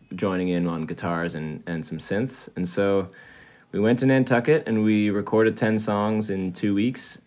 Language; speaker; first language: English; early bilingual, other home language; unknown